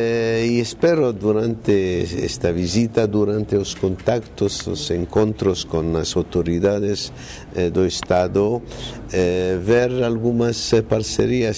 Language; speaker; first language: Portuguese; non-native, fluent; Hebrew